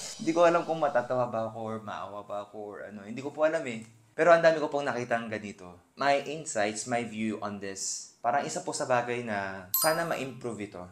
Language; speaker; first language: Filipino; non-native, fluent; Korean